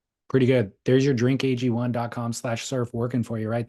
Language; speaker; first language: English; native; English